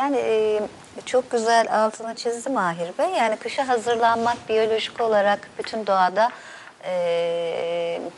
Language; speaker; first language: Turkish; native; Turkish